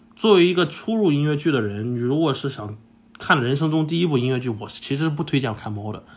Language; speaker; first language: Chinese; non-native, fluent; English